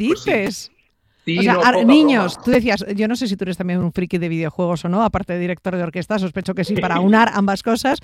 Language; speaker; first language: Spanish; native; Spanish